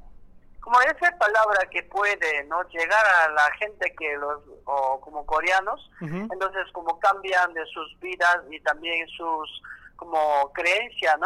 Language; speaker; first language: Spanish; non-native, learner; Korean